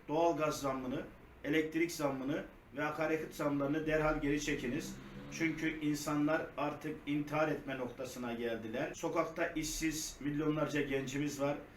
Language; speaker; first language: Turkish; native; Turkish